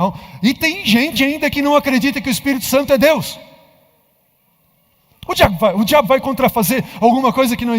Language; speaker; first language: Portuguese; native; Portuguese